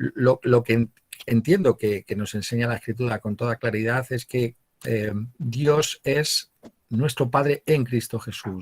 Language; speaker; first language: Spanish; native; Spanish